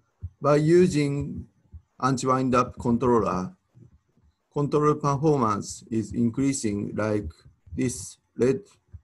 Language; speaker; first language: English; non-native, fluent; Japanese